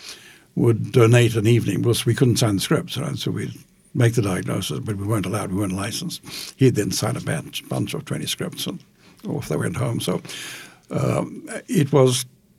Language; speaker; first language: English; native; English